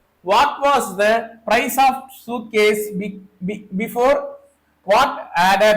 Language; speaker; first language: English; non-native, local second language; Tamil